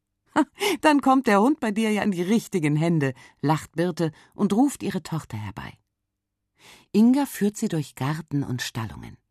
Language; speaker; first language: German; native; German